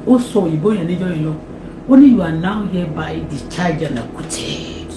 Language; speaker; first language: English; non-native, local second language; Yoruba